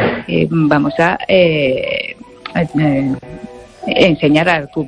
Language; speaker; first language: Spanish; non-native, learner; Japanese